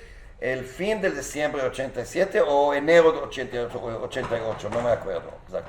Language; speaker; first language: Spanish; non-native, fluent; Hebrew